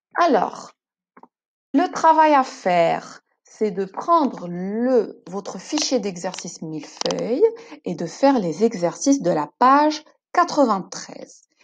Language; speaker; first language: French; non-native, local second language; Arabic